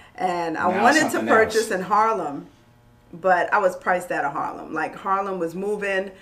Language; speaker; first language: English; native; English